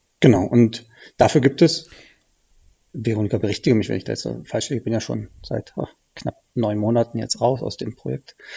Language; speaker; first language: German; native; German